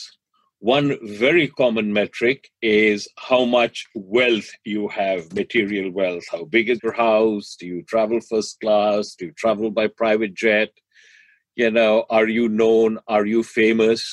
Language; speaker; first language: English; non-native, local second language; Hindi